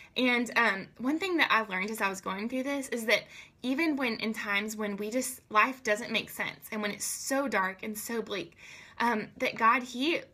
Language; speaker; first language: English; native; English